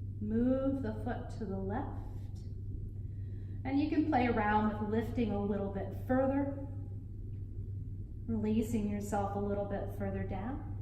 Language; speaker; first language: English; native; English